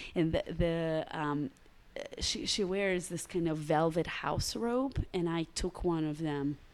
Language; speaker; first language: English; early bilingual, other home language; Russian